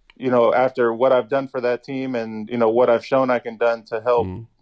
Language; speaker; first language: English; native; English